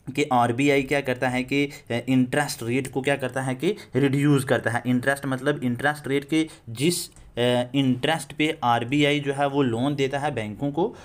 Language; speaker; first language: Hindi; non-native, local second language; Kashmiri